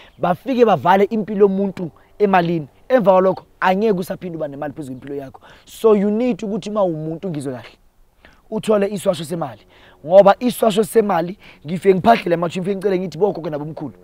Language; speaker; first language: Zulu; non-native, local second language; Northern Sotho